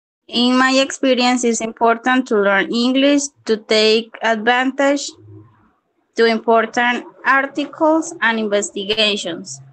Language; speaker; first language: English; non-native, learner; Spanish